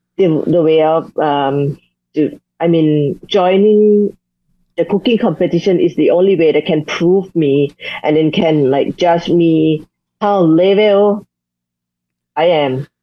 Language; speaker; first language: English; non-native, fluent; Thai